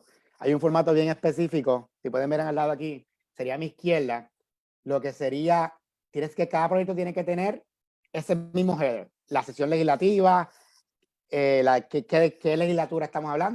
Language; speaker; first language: Spanish; native; Spanish